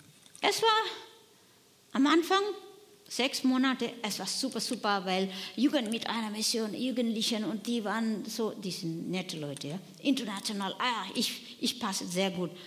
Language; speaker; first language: German; non-native, learner; Nepali